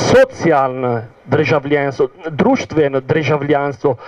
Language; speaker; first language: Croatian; non-native, learner; Italian